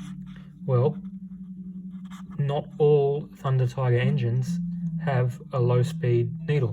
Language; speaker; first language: English; native; English